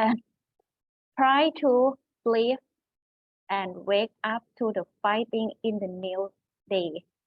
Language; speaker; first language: English; non-native, learner; Thai